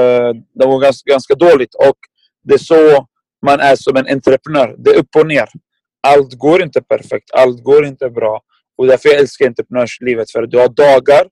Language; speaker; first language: Swedish; non-native, fluent; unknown